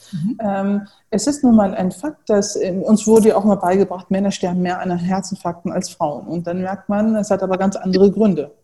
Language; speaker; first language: German; early bilingual, other home language; Turkish